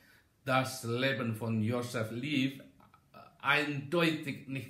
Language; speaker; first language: German; non-native, learner; Indonesian